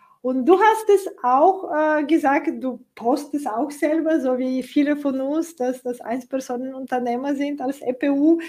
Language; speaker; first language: German; non-native, fluent; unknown